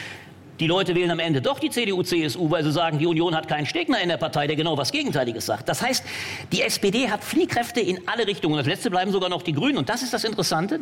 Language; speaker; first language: German; native; German